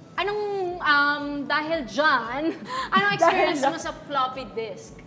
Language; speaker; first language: Filipino; native; Filipino